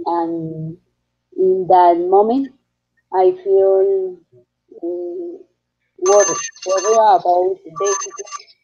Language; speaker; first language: English; non-native, learner; Spanish